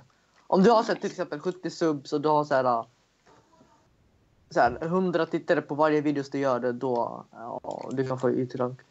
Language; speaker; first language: Swedish; native; Swedish